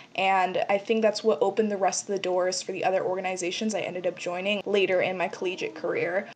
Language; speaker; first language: English; native; English